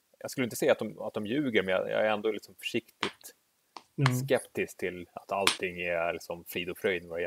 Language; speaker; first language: Swedish; native; Swedish